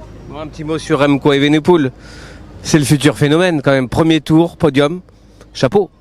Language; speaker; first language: French; native; French